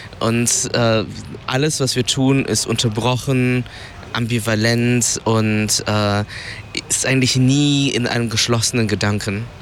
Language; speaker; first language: German; early bilingual, other home language; Vietnamese